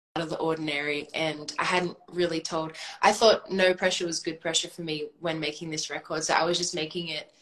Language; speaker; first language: English; native; English